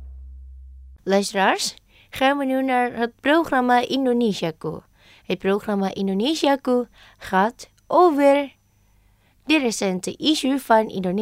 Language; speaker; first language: Dutch; non-native, fluent; Indonesian